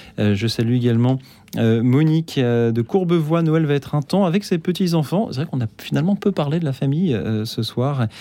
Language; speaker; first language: French; native; French